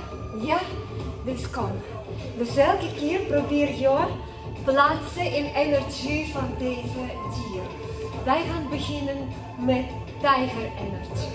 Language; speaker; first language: Dutch; non-native, learner; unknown